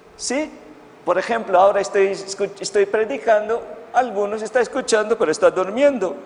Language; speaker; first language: Spanish; non-native, fluent; Filipino